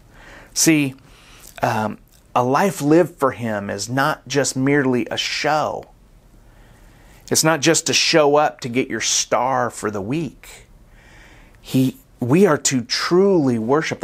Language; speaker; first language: English; native; English